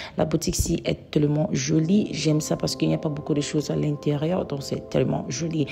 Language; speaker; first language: French; non-native, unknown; English